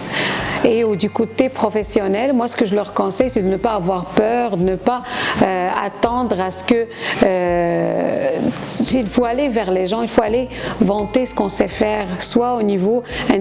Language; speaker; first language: French; non-native, local second language; Arabic